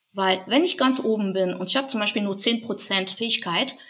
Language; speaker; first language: German; non-native, fluent; French